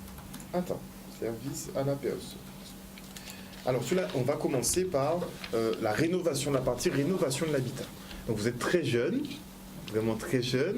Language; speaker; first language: French; native; French